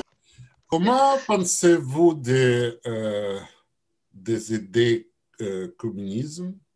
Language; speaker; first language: French; non-native, learner; Russian